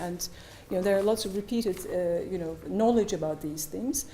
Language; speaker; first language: English; non-native, fluent; Turkish